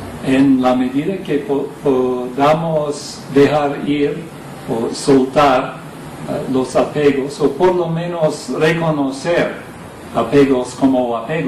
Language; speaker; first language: Spanish; non-native, fluent; English